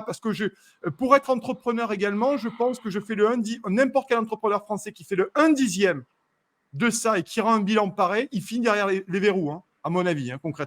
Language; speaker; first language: French; native; French